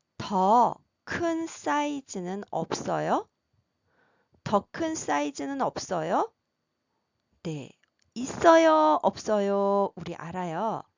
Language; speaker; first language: Korean; native; Korean